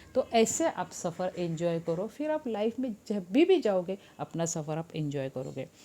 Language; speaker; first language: Hindi; non-native, local second language; Marathi